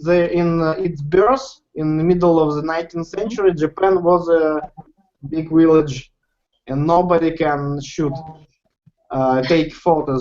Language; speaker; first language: English; non-native, learner; Russian